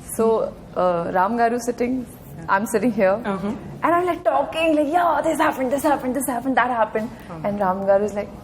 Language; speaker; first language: English; non-native, local second language; Marathi